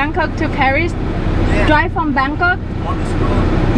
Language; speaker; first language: English; non-native, learner; Thai